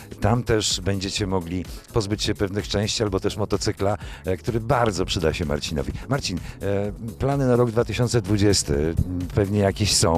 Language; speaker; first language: Polish; native; Polish